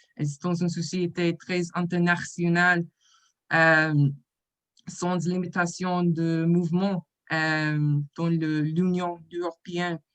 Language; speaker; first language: French; non-native, learner; English